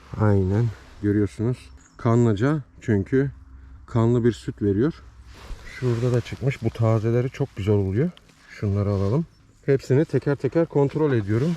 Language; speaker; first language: Turkish; early bilingual, heritage; Turkish